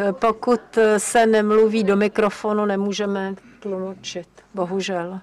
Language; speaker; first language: Czech; native; Czech